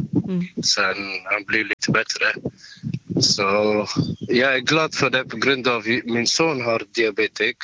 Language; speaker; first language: Swedish; non-native, learner; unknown